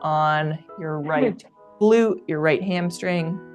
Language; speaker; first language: English; native; English